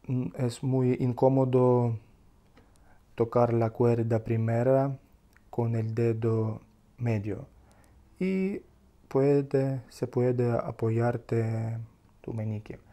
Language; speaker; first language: Spanish; non-native, learner; Russian